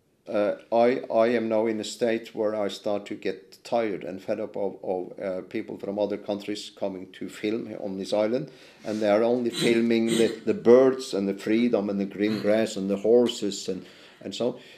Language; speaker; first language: English; non-native, fluent; Norwegian